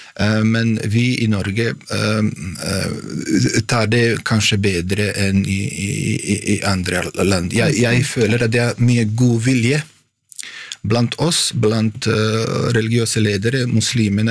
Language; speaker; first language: Norwegian; non-native, fluent; Bosnian